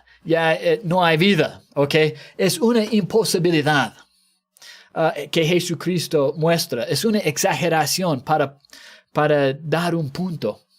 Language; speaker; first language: Spanish; non-native, fluent; English